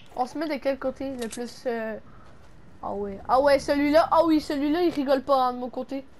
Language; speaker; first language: French; native; French